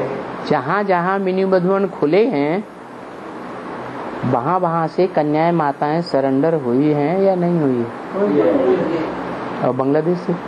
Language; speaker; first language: Hindi; native; Hindi